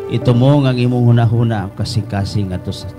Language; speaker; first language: Cebuano; native; Cebuano